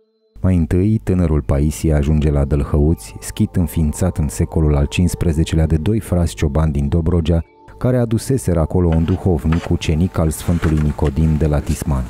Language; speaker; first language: Romanian; native; Romanian